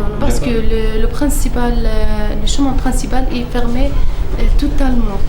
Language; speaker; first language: French; non-native, learner; Arabic